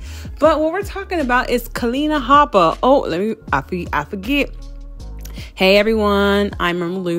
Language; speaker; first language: English; native; English